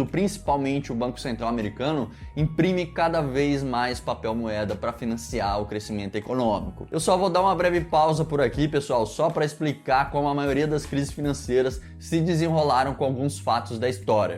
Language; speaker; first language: Portuguese; native; Portuguese